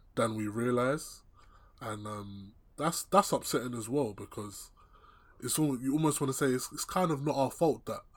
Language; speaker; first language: English; native; English